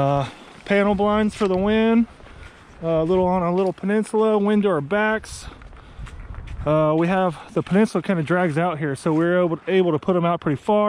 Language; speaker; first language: English; native; English